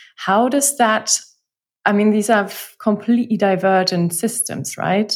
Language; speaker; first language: English; non-native, fluent; German